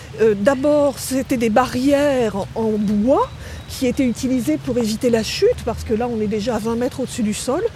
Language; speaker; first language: French; native; French